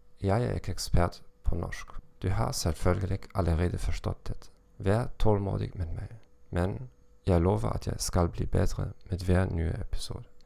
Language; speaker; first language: Norwegian; non-native, learner; German